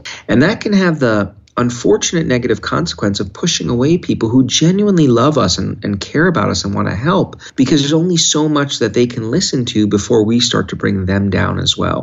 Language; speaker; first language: English; native; English